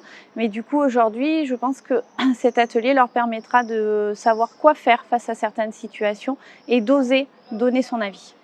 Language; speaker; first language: French; native; French